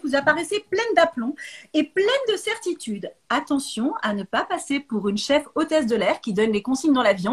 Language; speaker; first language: French; native; French